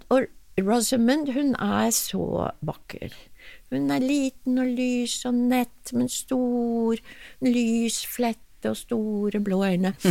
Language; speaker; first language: Norwegian; non-native, fluent; English